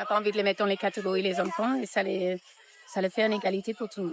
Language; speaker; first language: French; non-native, fluent; English